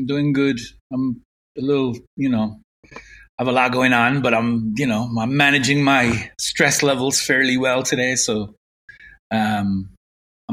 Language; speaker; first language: English; native; English